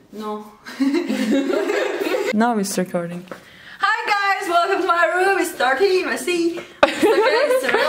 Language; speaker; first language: English; non-native, fluent; Turkish